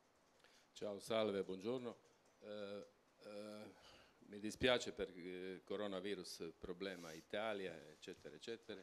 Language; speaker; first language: Italian; non-native, learner; Croatian